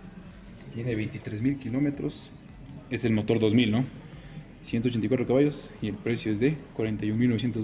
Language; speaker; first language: Spanish; native; Spanish